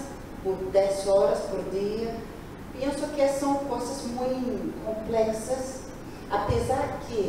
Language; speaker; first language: Spanish; non-native, learner; Portuguese